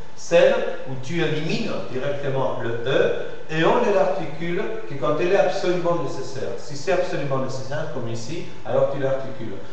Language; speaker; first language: French; non-native, fluent; Spanish